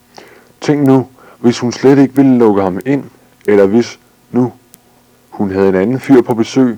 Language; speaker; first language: Danish; native; Danish